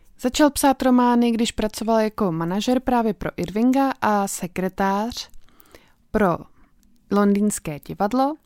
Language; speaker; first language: Czech; native; Czech